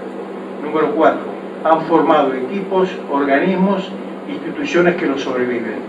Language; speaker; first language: Spanish; native; Spanish